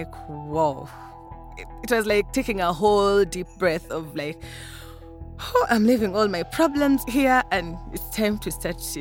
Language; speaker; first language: English; non-native, local second language; Ganda